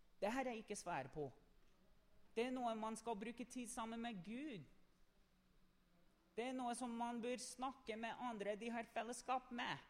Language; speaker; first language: Norwegian; non-native, fluent; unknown